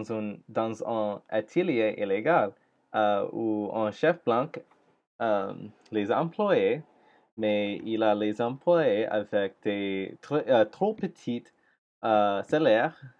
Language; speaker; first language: French; non-native, learner; English